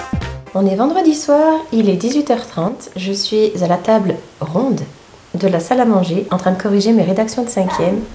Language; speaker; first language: French; native; French